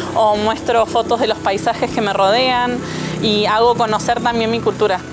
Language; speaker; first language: Spanish; native; Spanish